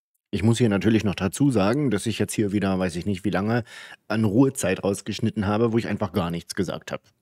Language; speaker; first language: German; native; German